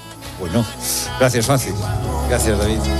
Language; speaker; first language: Spanish; native; Spanish